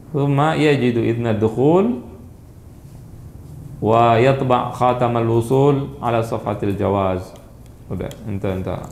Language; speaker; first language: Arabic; non-native, fluent; Indonesian